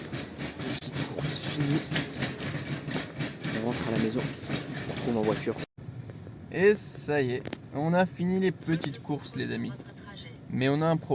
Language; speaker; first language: French; native; French